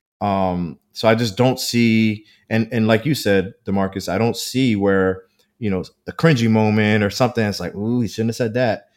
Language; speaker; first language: English; early bilingual, other home language; Spanish